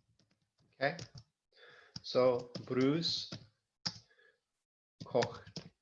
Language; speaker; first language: German; non-native, fluent; English